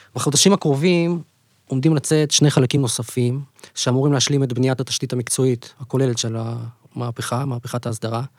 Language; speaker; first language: Hebrew; native; Hebrew